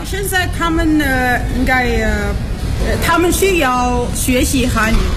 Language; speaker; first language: Chinese; non-native, learner; Arabic